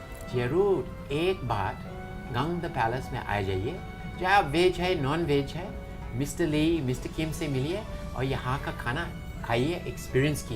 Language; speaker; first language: Hindi; non-native, fluent; English